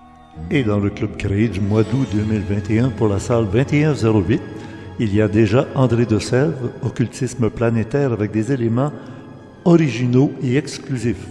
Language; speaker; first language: French; native; French